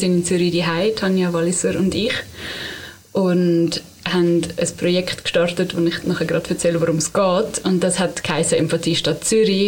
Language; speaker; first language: German; native; German